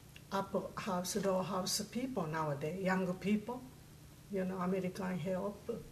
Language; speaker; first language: English; non-native, learner; Japanese